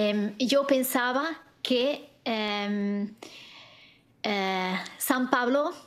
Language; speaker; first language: Spanish; non-native, learner; Italian